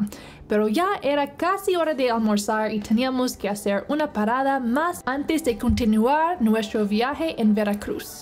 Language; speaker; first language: Spanish; non-native, fluent; English